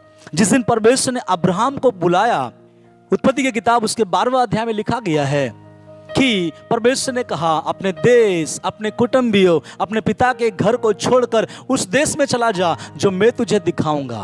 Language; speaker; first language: Hindi; non-native, local second language; Bangla